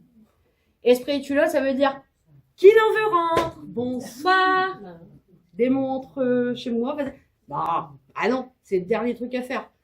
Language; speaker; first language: French; native; French